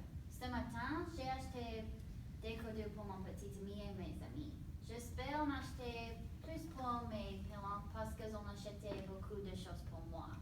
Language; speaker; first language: French; non-native, learner; English